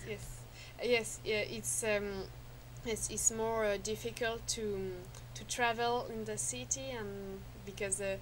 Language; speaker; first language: English; non-native, learner; French